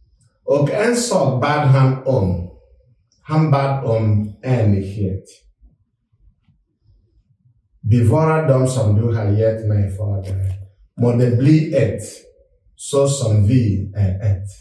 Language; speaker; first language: Swedish; non-native, fluent; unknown